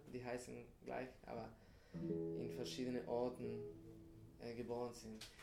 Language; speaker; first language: German; non-native, fluent; Spanish